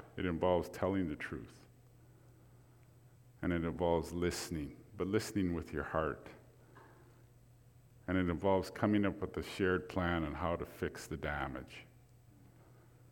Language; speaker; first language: English; native; English